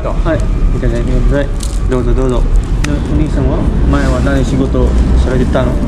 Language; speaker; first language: Japanese; non-native, learner; Filipino